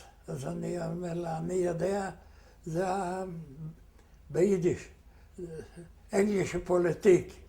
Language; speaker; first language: Hebrew; non-native, fluent; Yiddish